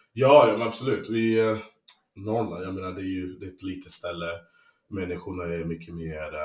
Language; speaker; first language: Swedish; early bilingual, other home language; English